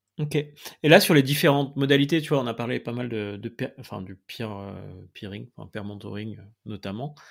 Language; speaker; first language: French; native; French